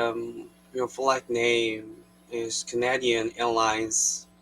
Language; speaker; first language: English; non-native, learner; Korean